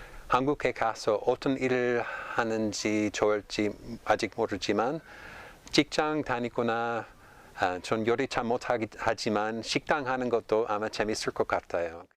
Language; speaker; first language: Korean; non-native, fluent; English